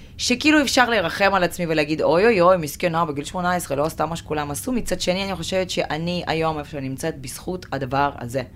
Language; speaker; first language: Hebrew; non-native, fluent; Russian